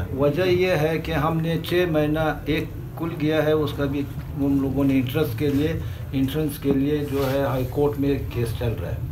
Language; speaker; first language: Urdu; non-native, local second language; Hazaragi